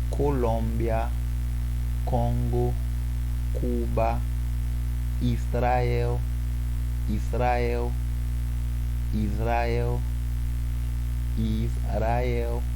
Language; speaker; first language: Portuguese; non-native, fluent; Haitian Creole